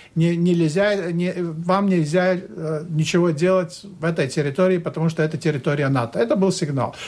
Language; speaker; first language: Russian; non-native, local second language; Latvian